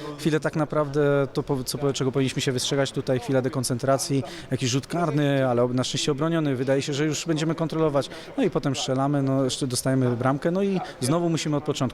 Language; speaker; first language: Polish; native; Polish